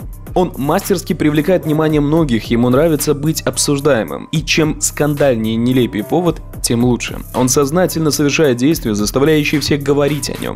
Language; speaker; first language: Russian; native; Russian